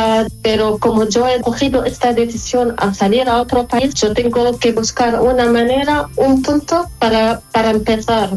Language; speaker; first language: Spanish; non-native, learner; Arabic